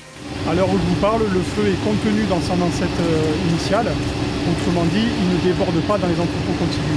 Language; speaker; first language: French; native; French